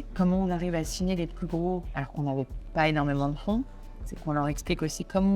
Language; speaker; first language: French; native; French